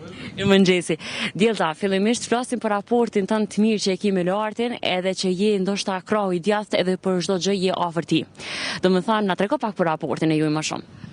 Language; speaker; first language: Albanian; native; Albanian